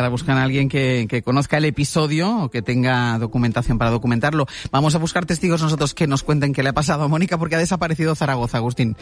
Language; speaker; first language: Spanish; native; Spanish